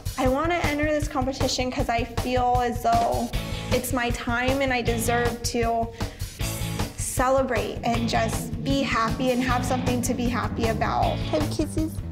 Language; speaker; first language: English; native; English